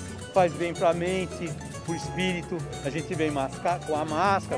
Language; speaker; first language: Portuguese; native; Portuguese